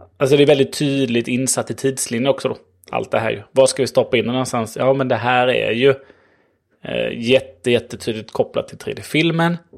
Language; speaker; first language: Swedish; native; Swedish